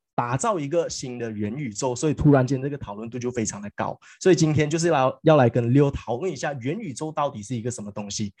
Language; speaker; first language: Chinese; native; Chinese